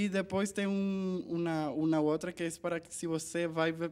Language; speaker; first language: Portuguese; non-native, learner; Spanish